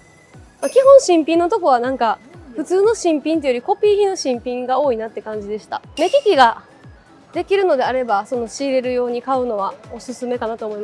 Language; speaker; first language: Japanese; native; Japanese